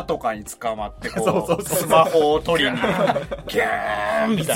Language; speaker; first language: Japanese; native; Japanese